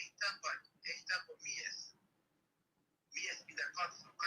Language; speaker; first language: Finnish; non-native, learner; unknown